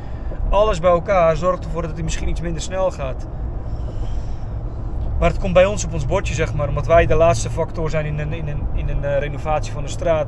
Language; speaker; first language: Dutch; native; Dutch